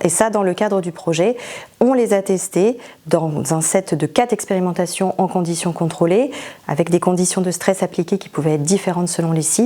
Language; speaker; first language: French; native; French